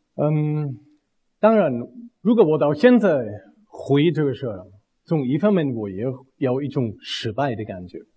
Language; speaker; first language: Chinese; non-native, fluent; German